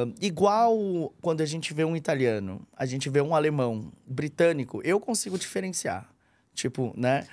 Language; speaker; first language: Portuguese; early bilingual, other home language; Korean